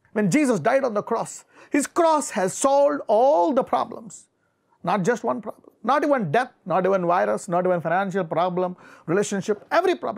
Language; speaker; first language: English; non-native, local second language; Telugu